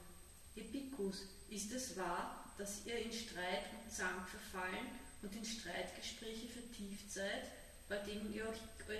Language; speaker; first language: German; native; German